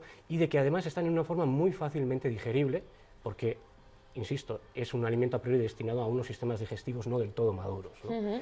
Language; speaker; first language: Spanish; native; Spanish